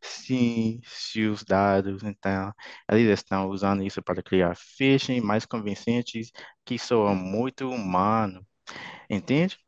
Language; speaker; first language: Portuguese; non-native, fluent; English